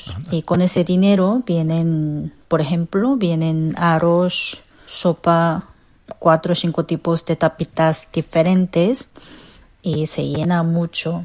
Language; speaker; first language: Spanish; non-native, fluent; Korean